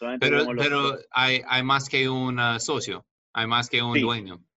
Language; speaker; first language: Spanish; non-native, fluent; English